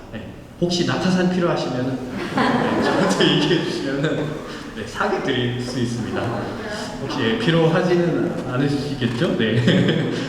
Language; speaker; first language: Korean; non-native, fluent; Nepali